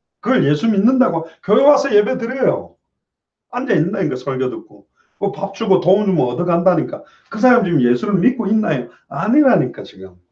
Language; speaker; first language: Korean; native; Korean